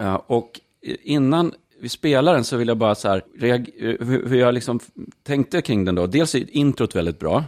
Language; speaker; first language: Swedish; native; Swedish